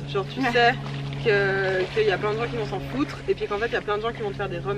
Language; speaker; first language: French; native; French